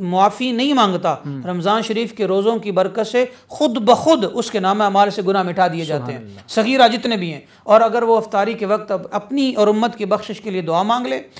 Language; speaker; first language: Urdu; non-native, local second language; Punjabi